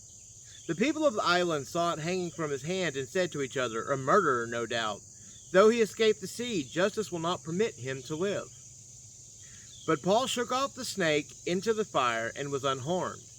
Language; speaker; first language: English; native; English